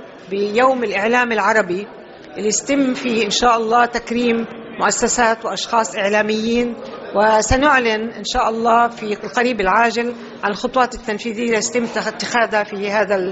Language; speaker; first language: Arabic; native; Arabic